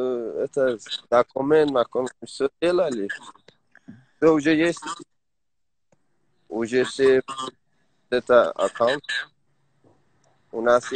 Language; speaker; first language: Russian; non-native, learner; Persian